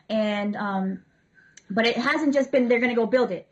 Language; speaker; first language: English; native; English